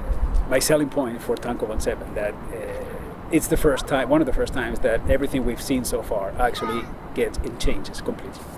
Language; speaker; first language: English; non-native, fluent; Spanish